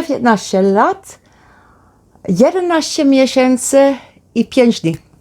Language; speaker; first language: Polish; early bilingual, heritage; Polish